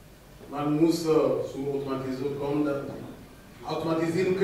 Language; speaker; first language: German; non-native, fluent; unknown